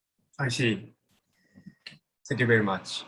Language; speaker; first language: English; non-native, fluent; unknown